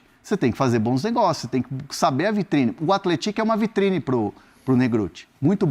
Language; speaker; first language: Portuguese; native; Portuguese